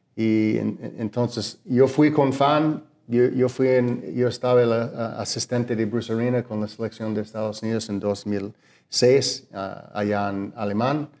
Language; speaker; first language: Spanish; non-native, learner; English